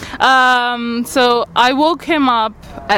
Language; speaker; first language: English; non-native, fluent; Croatian